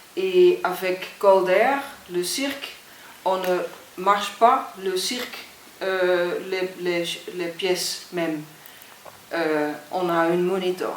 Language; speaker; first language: French; non-native, fluent; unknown